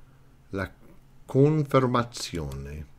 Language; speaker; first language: Italian; non-native, fluent; English